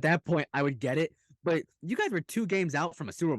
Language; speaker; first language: English; native; English